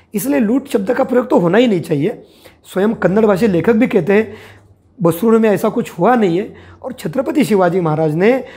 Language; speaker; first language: Hindi; non-native, local second language; Marathi